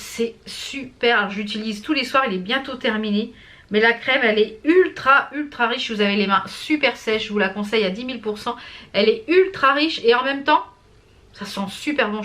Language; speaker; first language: French; native; French